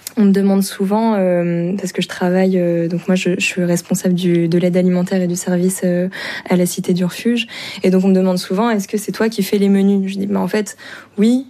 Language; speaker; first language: French; native; French